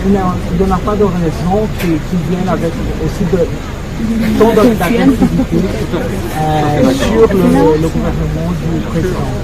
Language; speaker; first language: French; non-native, fluent; Portuguese